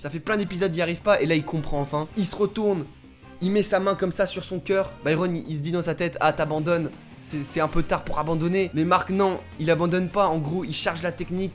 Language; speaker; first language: French; native; French